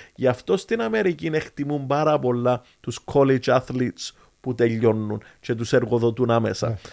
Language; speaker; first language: Greek; native; Greek